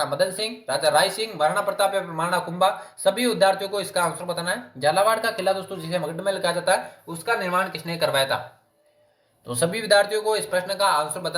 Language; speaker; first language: Hindi; native; Hindi